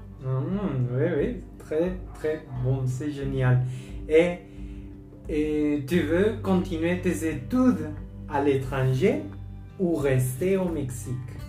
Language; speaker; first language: French; non-native, fluent; Spanish